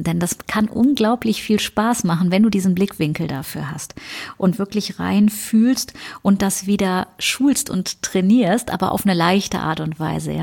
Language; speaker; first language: German; native; German